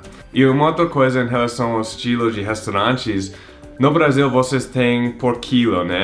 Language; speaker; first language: Portuguese; non-native, fluent; English